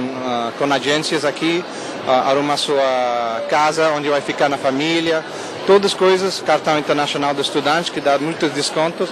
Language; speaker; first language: Portuguese; non-native, fluent; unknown